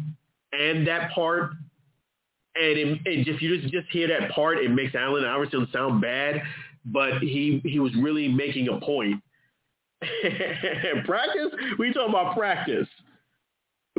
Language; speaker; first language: English; native; English